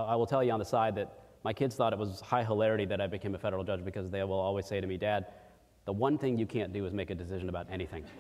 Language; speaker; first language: English; early bilingual, other home language; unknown